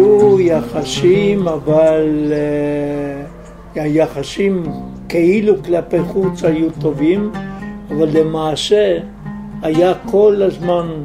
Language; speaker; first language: Hebrew; non-native, fluent; Italian